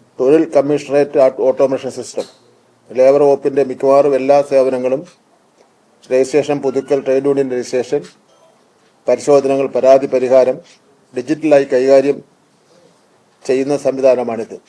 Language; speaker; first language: Malayalam; native; Malayalam